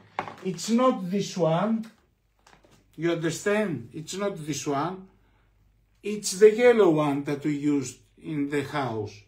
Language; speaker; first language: English; non-native, fluent; Greek